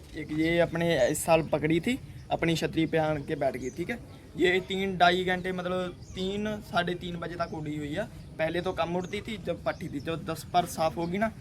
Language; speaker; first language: Hindi; non-native, local second language; Punjabi